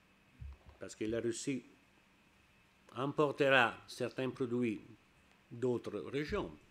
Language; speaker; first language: French; non-native, learner; Italian